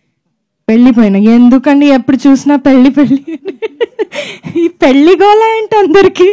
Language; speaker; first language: Telugu; non-native, fluent; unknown